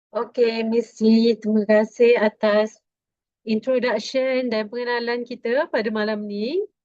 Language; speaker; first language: Malay; native; Malay